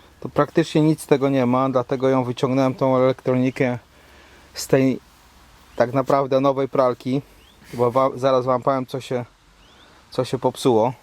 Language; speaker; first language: Polish; native; Polish